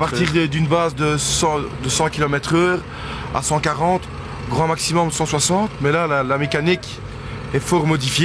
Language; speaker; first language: French; native; French